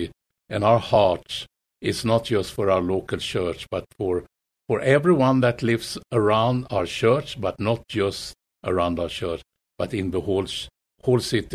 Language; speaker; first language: English; non-native, fluent; Swedish